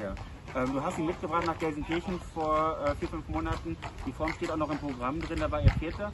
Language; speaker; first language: German; native; German